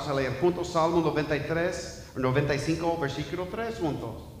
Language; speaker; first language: Spanish; non-native, fluent; English